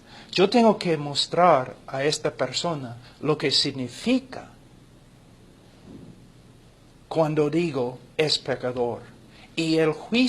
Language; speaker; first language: Spanish; non-native, fluent; English